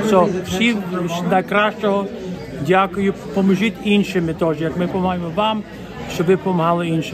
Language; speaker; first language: Ukrainian; early bilingual, heritage; Ukrainian